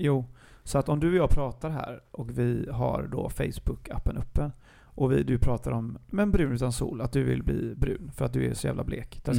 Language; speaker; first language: Swedish; native; Swedish